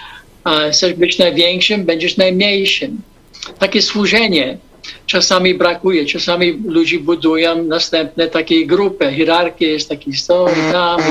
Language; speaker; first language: Polish; non-native, fluent; English